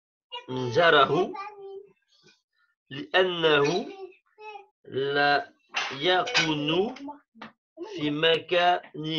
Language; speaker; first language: Arabic; non-native, learner; French